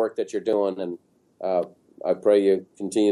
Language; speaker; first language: English; native; English